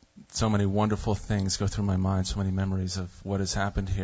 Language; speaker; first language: English; native; English